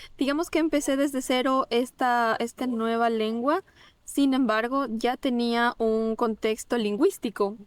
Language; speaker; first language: Spanish; native; Spanish